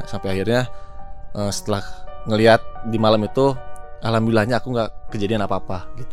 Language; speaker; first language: Indonesian; native; Indonesian